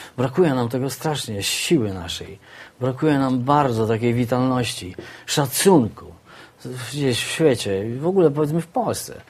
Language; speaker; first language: Polish; native; Polish